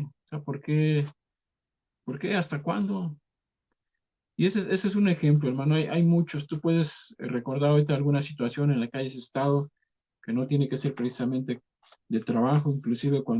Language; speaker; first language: Spanish; native; Spanish